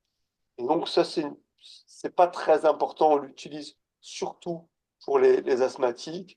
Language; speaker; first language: French; native; French